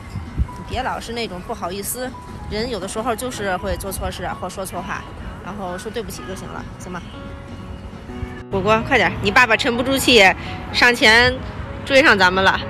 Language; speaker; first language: Chinese; native; Chinese